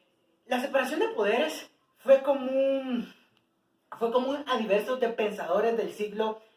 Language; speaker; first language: Spanish; native; Spanish